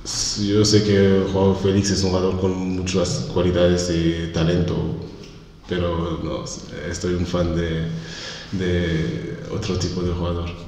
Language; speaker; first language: Spanish; non-native, fluent; French